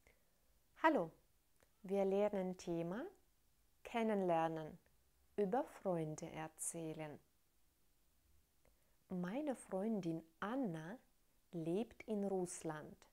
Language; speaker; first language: German; non-native, fluent; Russian